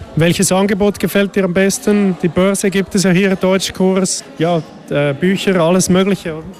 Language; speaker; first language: German; native; German